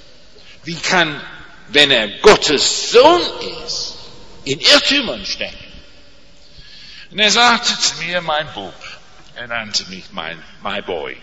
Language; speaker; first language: German; non-native, fluent; English